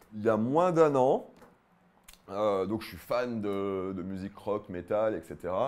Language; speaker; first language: French; native; French